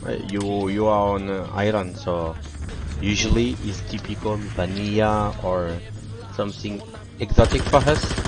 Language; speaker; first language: English; non-native, learner; French